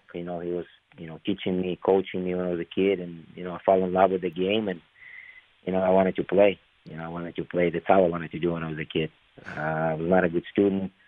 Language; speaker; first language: English; non-native, fluent; Ukrainian